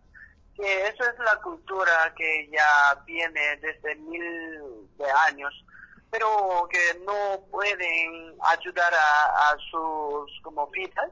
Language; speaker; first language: Spanish; non-native, learner; Korean